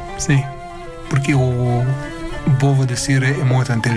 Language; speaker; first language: Portuguese; non-native, learner; Arabic